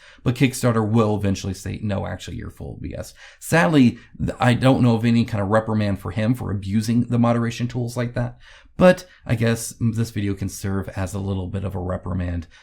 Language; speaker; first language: English; native; English